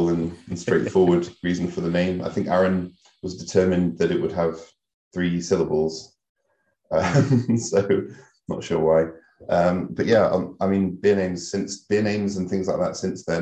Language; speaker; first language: English; native; English